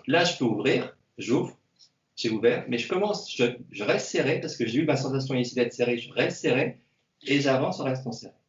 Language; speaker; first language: French; native; French